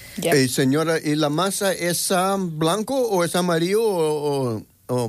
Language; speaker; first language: Spanish; early bilingual, heritage; Spanish